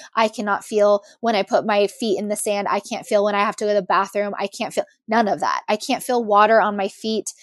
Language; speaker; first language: English; native; English